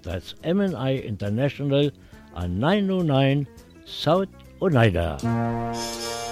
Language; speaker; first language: English; non-native, fluent; German